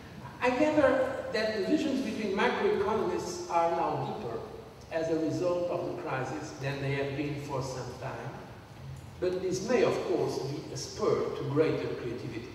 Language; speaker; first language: English; non-native, fluent; Portuguese